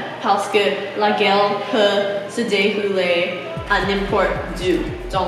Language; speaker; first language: French; non-native, learner; English